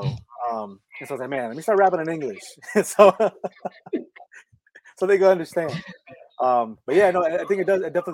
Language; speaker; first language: English; early bilingual, other home language; Spanish